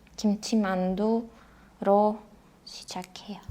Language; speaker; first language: Korean; non-native, learner; Russian